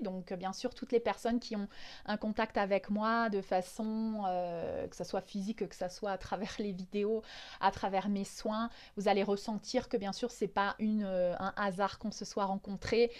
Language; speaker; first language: French; native; French